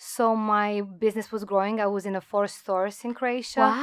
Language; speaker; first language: English; non-native, fluent; Croatian